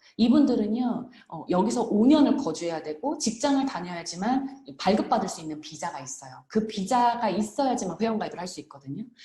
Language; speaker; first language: Korean; native; Korean